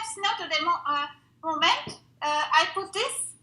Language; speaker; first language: English; non-native, learner; Russian